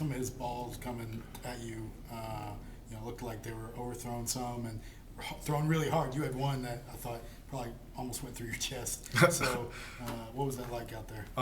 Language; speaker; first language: English; native; English